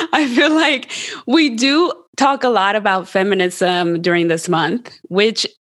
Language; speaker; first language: English; early bilingual, other home language; Spanish